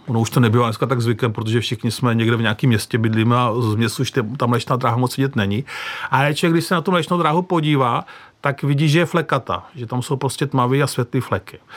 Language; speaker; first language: Czech; native; Czech